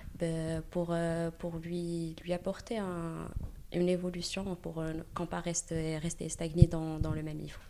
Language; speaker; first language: French; non-native, local second language; Arabic